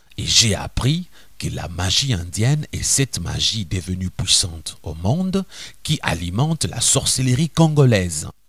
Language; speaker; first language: French; non-native, local second language; Lingala